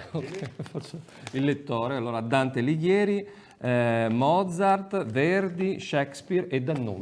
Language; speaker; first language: Italian; native; Italian